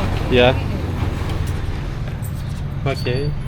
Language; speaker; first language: English; non-native, learner; Russian